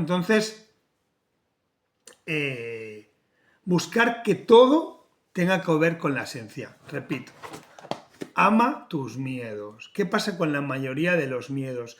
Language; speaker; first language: Spanish; native; Spanish